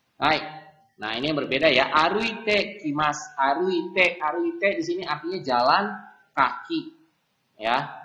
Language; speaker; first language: Indonesian; native; Indonesian